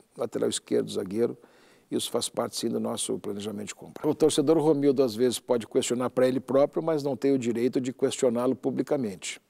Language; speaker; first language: Portuguese; native; Portuguese